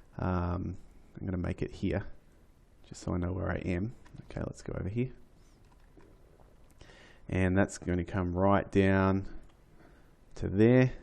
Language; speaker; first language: English; native; English